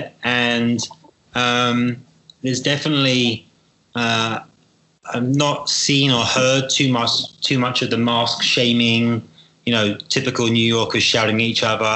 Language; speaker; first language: English; native; English